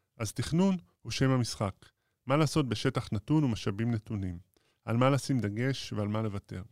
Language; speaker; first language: Hebrew; native; Hebrew